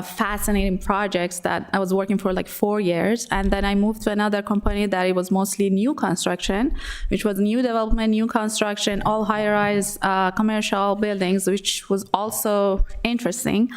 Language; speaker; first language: English; non-native, fluent; Persian